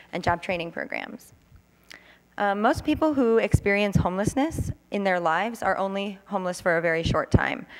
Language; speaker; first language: English; native; English